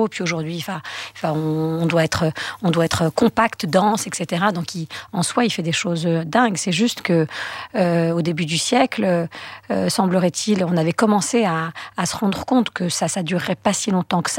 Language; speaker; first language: French; native; French